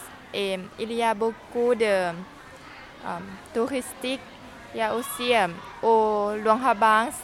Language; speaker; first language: French; non-native, learner; Lao